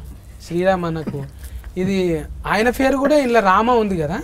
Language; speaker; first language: Telugu; native; Telugu